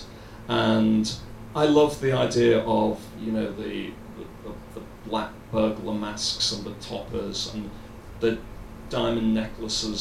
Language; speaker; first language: English; native; English